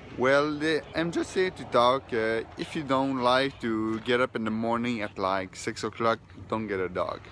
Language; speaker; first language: English; non-native, local second language; French